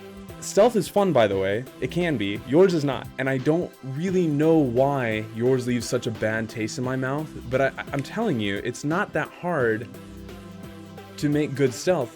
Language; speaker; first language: English; native; English